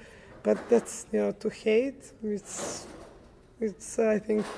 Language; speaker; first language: English; early bilingual, other home language; Serbian